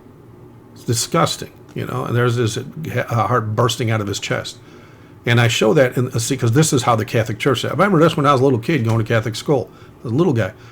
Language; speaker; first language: English; native; English